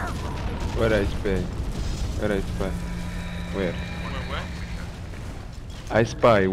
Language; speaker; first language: English; non-native, learner; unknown